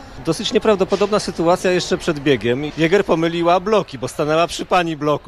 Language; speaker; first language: Polish; native; Polish